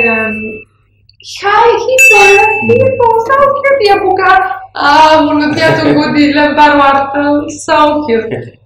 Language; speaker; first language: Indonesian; non-native, fluent; Romanian